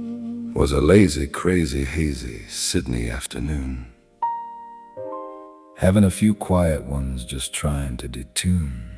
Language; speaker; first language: English; native; English